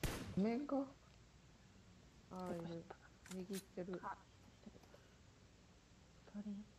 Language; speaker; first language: Japanese; native; Japanese